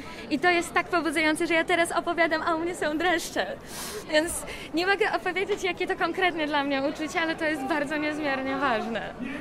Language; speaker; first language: Polish; non-native, fluent; Russian